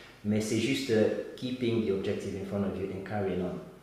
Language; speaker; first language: English; non-native, fluent; Lingala